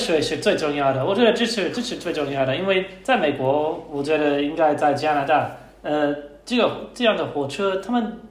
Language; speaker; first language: Chinese; non-native, learner; English